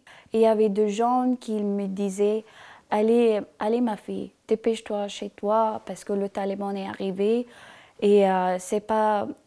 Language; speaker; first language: French; non-native, learner; Persian